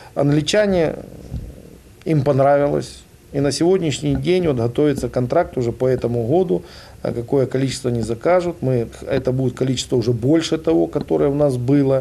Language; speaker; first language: Russian; native; Russian